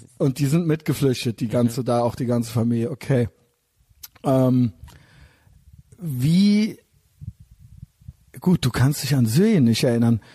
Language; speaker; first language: German; native; German